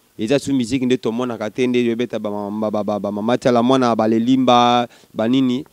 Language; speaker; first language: Lingala; native; Lingala